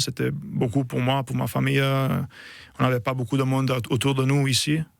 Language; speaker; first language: French; non-native, fluent; Italian